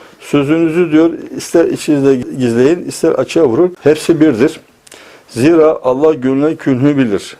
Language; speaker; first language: Turkish; native; Turkish